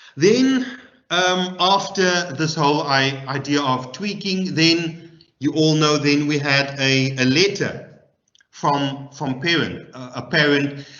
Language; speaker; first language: English; non-native, local second language; Afrikaans